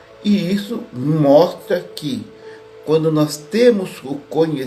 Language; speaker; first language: Portuguese; native; Portuguese